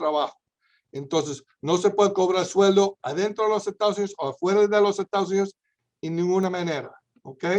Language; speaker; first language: Spanish; non-native, fluent; English